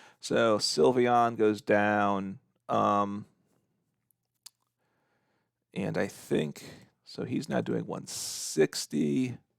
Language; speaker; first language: English; native; English